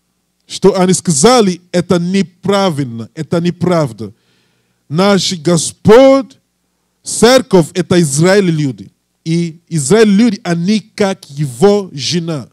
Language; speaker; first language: Russian; non-native, learner; English